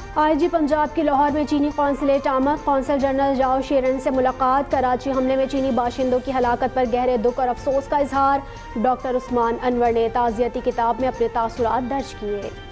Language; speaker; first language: Urdu; native; Urdu